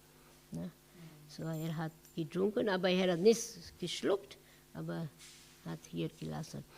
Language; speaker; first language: German; non-native, learner; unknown